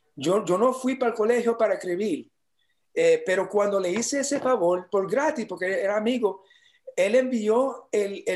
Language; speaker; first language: Spanish; early bilingual, heritage; Spanish